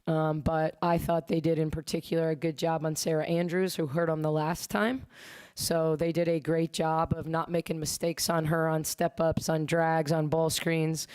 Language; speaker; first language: English; native; English